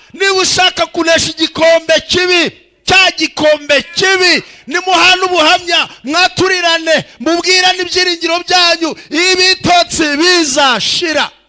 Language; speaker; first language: Kinyarwanda; early bilingual, heritage; Kinyarwanda